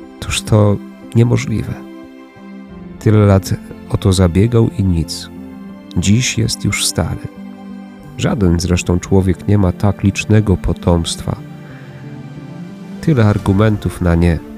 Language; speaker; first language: Polish; native; Polish